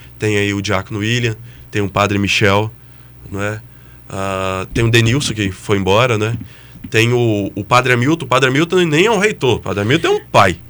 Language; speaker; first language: Portuguese; native; Portuguese